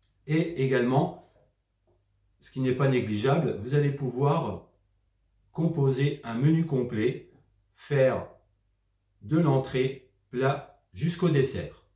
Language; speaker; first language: French; native; French